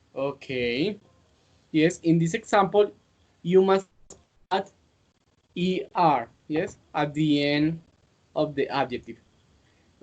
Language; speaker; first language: English; non-native, fluent; Spanish